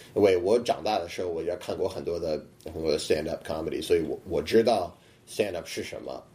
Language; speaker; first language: Chinese; non-native, fluent; English